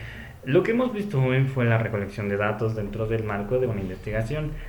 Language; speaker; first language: Spanish; native; Spanish